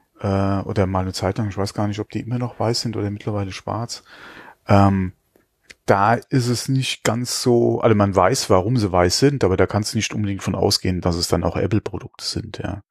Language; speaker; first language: German; native; German